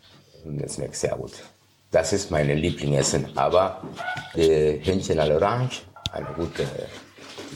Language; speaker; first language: German; non-native, fluent; Spanish